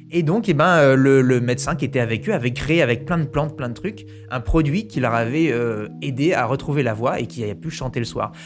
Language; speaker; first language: French; native; French